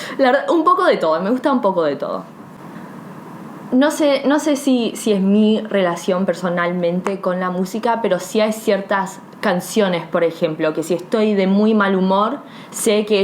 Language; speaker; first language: Spanish; early bilingual, heritage; Spanish